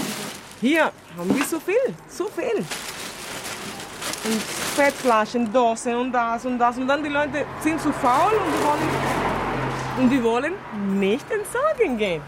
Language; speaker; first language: German; non-native, fluent; Spanish